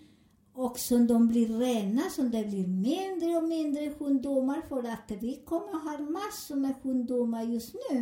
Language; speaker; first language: Swedish; non-native, learner; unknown